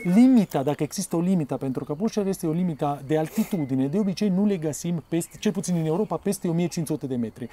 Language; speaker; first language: Romanian; non-native, fluent; Italian